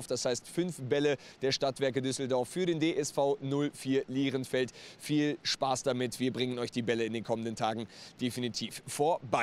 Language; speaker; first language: German; native; German